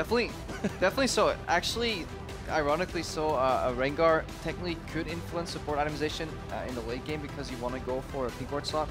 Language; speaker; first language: English; native; English